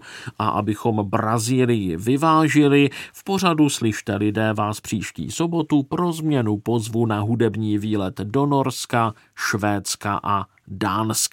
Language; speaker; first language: Czech; native; Czech